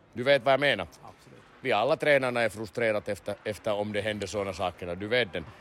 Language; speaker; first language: Swedish; non-native, learner; Finnish